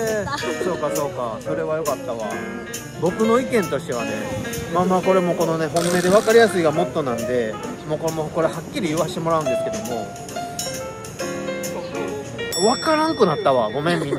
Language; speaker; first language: Japanese; native; Japanese